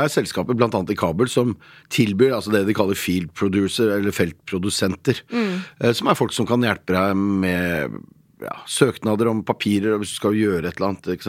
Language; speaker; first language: Norwegian; native; Norwegian